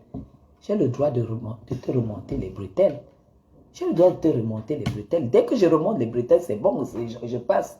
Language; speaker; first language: French; native; French